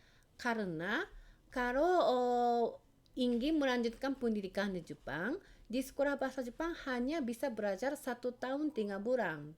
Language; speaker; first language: Indonesian; non-native, fluent; Japanese